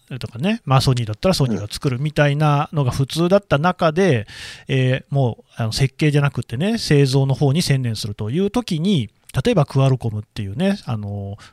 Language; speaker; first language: Japanese; native; Japanese